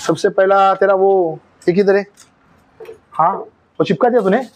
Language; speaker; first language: Hindi; non-native, local second language; Marathi